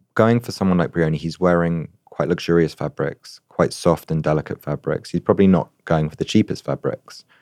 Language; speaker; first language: English; native; English